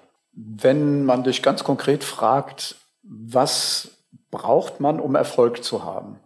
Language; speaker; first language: German; native; German